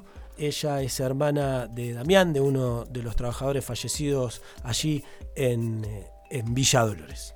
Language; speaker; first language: Spanish; native; Spanish